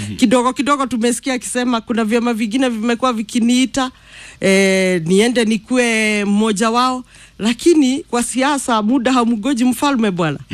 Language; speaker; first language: Swahili; non-native, local second language; Kikuyu